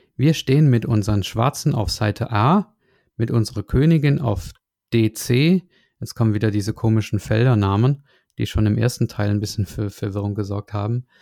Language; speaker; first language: German; native; German